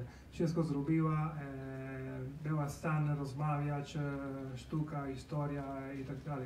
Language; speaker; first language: Polish; non-native, learner; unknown